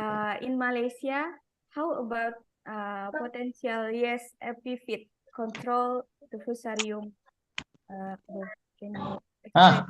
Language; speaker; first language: English; non-native, learner; Indonesian